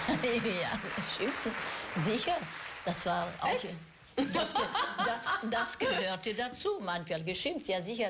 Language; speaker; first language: German; non-native, fluent; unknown